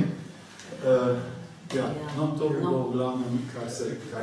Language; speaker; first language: Slovenian; native; Slovenian